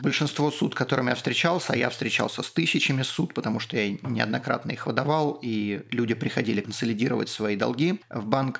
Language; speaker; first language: Russian; native; Russian